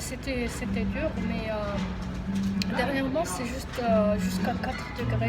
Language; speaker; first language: French; non-native, local second language; Arabic